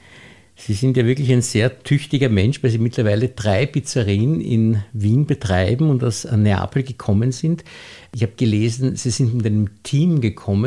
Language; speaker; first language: German; native; German